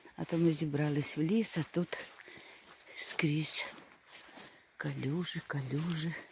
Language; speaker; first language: Ukrainian; non-native, local second language; Russian